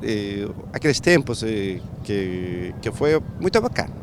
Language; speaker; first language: Portuguese; non-native, fluent; Turkish